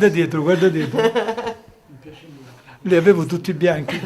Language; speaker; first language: Italian; native; Italian